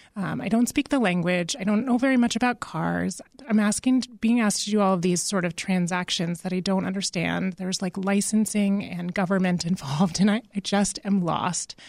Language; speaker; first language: English; native; English